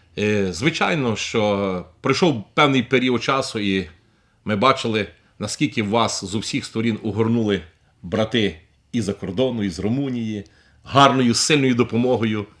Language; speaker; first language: Ukrainian; native; Ukrainian